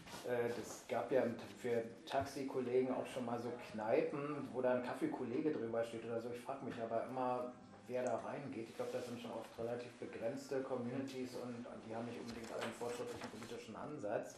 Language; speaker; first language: German; native; German